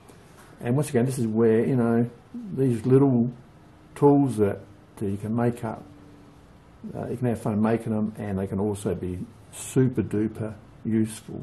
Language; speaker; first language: English; native; English